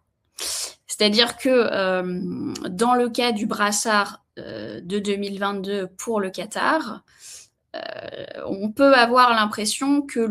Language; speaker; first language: French; native; French